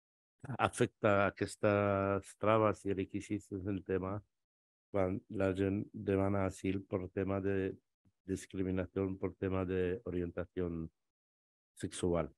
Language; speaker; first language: Catalan; non-native, fluent; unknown